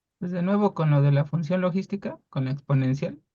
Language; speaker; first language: Spanish; native; Spanish